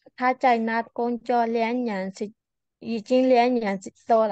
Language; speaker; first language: Chinese; non-native, learner; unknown